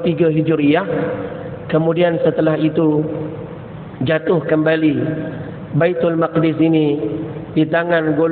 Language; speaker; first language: Malay; native; Malay